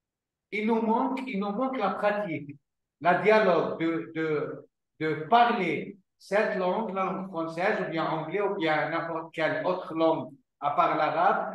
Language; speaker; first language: French; non-native, learner; Arabic